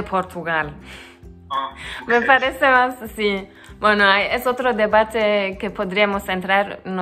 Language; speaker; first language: Spanish; non-native, fluent; Turkish